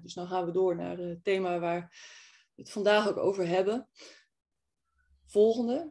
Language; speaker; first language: Dutch; native; Dutch